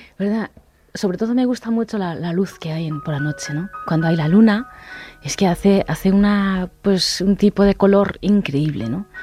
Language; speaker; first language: Spanish; non-native, fluent; Japanese